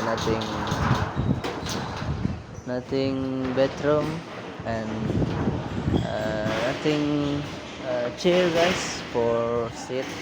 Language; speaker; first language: English; non-native, learner; Indonesian